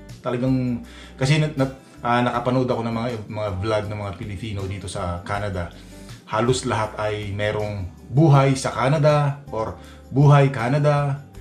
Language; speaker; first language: Filipino; native; Filipino